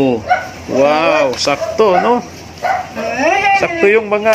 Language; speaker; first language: Filipino; native; Filipino